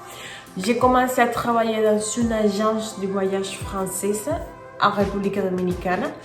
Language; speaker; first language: French; non-native, fluent; Spanish